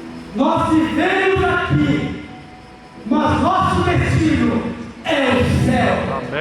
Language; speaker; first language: Portuguese; native; Portuguese